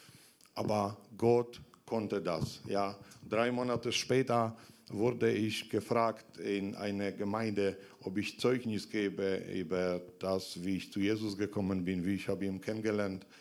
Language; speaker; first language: German; non-native, fluent; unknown